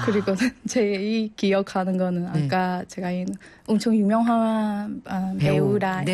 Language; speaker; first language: Korean; non-native, learner; Burmese